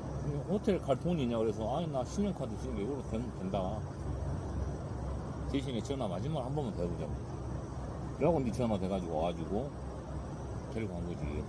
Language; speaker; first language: Korean; native; Korean